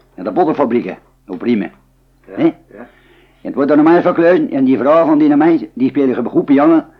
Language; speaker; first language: Dutch; native; Dutch